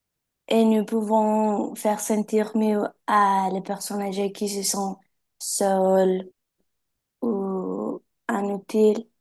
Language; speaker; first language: French; non-native, learner; Spanish